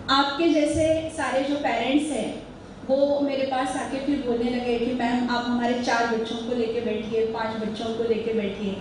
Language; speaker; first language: Hindi; non-native, local second language; Marathi